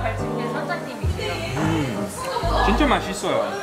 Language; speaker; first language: Korean; non-native, learner; English